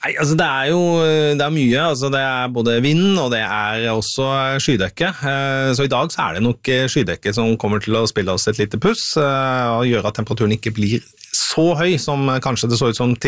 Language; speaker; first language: Norwegian; native; Norwegian